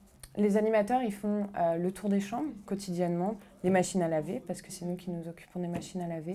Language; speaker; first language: French; native; French